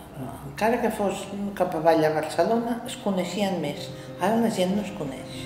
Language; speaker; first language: Catalan; native; Catalan